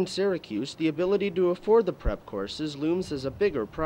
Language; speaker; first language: English; native; English